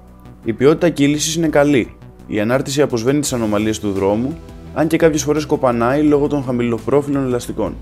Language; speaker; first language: Greek; native; Greek